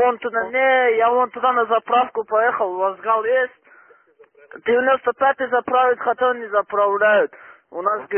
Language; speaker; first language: Russian; non-native, local second language; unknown